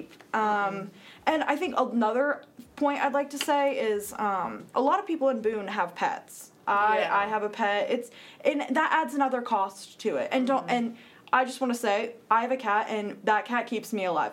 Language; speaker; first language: English; native; English